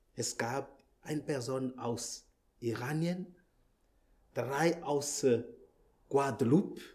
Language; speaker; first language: German; non-native, learner; Malagasy